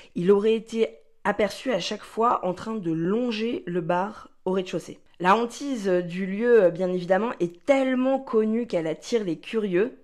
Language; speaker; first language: French; native; French